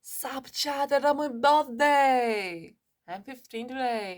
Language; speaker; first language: English; non-native, learner; Ukrainian